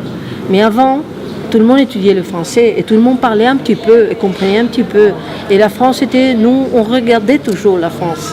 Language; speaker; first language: French; non-native, fluent; Spanish